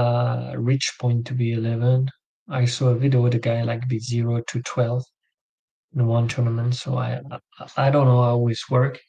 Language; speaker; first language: English; non-native, learner; French